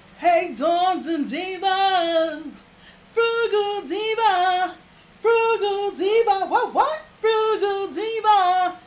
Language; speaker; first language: English; native; English